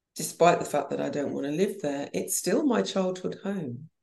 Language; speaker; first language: English; native; English